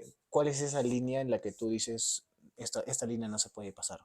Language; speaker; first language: Spanish; native; Spanish